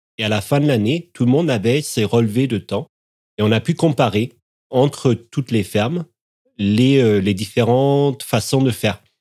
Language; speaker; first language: French; native; French